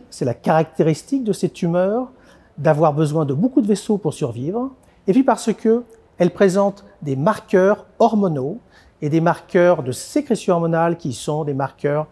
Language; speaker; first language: French; native; French